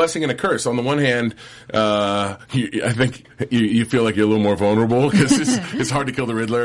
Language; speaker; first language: English; native; English